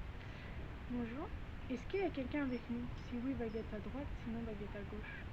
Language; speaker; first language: French; native; French